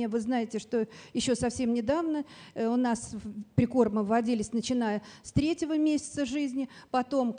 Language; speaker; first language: Russian; native; Russian